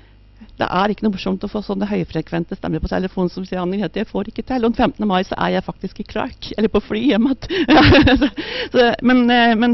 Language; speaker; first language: Norwegian; native; Norwegian